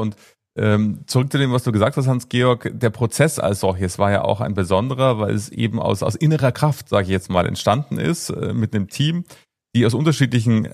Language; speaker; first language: German; native; German